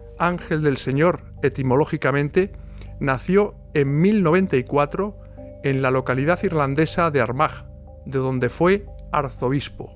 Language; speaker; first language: Spanish; native; Spanish